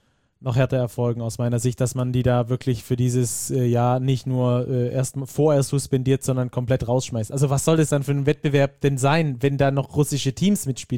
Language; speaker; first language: German; native; German